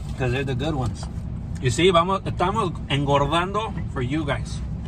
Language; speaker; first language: English; early bilingual, other home language; Spanish